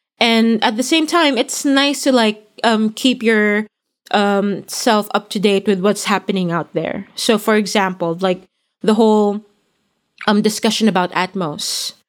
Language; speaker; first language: English; non-native, local second language; Filipino